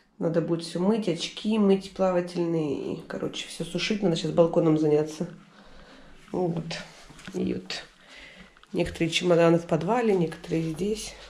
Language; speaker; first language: Russian; native; Russian